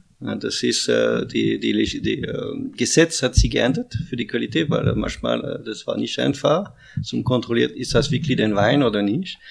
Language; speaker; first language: German; non-native, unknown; French